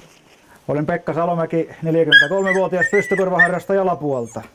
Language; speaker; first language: Finnish; native; Finnish